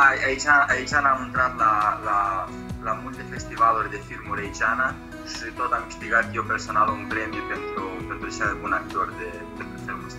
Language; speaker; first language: Romanian; early bilingual, heritage; Romanian